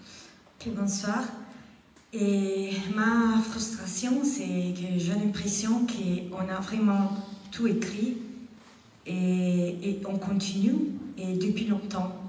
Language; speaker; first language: French; non-native, fluent; Italian